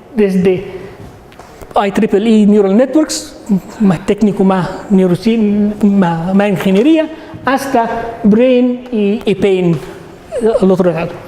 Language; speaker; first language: Spanish; non-native, learner; Arabic